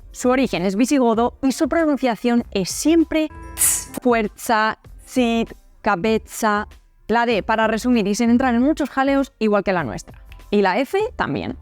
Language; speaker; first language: Spanish; native; Spanish